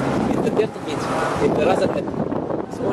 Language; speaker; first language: English; non-native, learner; Arabic